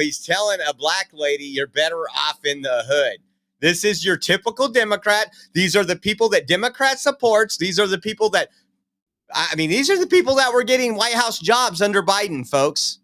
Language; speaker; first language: English; native; English